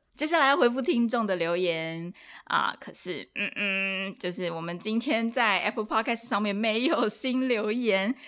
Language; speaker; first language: Chinese; native; Chinese